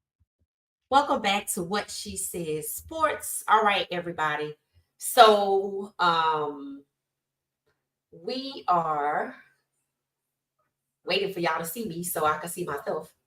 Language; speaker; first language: English; native; English